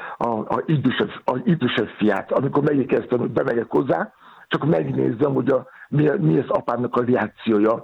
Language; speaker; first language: Hungarian; non-native, fluent; Yoruba